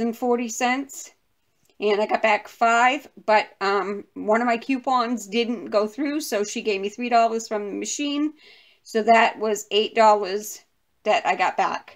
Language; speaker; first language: English; native; English